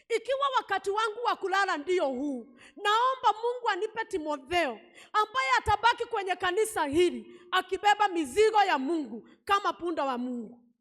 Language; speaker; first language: Swahili; non-native, local second language; Kikuyu